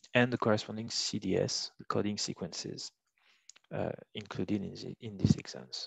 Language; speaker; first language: English; non-native, fluent; French